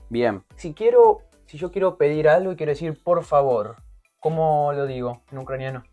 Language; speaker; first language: Spanish; native; Spanish